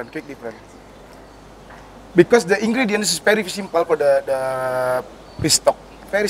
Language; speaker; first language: English; non-native, learner; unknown